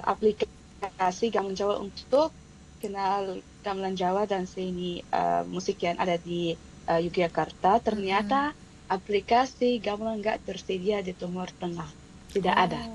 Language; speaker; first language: Indonesian; non-native, fluent; Arabic